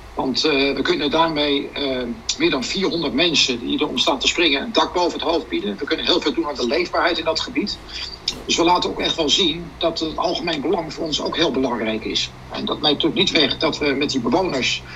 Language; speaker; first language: Dutch; native; Dutch